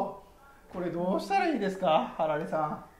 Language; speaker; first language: Japanese; native; Japanese